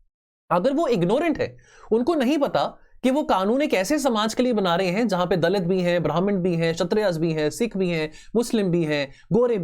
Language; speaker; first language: Hindi; native; Hindi